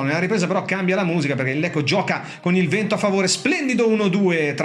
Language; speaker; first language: Italian; native; Italian